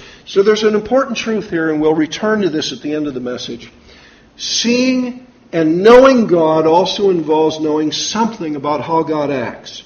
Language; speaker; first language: English; native; English